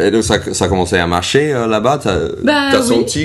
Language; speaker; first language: French; non-native, fluent; English